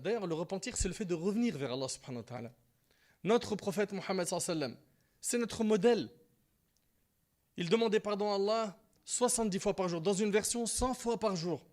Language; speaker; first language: French; native; French